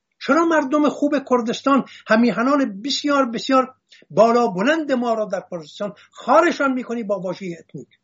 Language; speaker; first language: Persian; non-native, local second language; Assyrian Neo-Aramaic